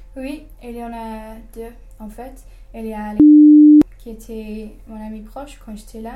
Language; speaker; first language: French; non-native, fluent; English